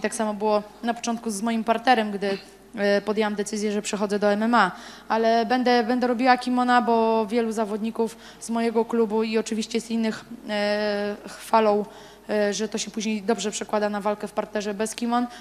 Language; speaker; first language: Polish; native; Polish